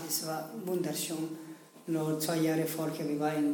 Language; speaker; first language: German; non-native, learner; Spanish